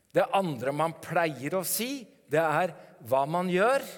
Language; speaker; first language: Norwegian; native; Norwegian